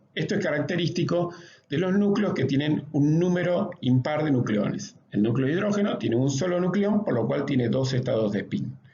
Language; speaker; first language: Spanish; native; Spanish